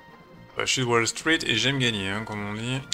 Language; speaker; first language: French; native; French